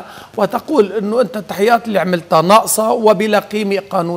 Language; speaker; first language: Arabic; native; Arabic